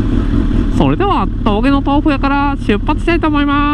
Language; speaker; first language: Japanese; native; Japanese